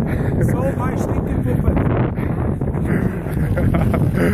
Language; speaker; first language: German; non-native, learner; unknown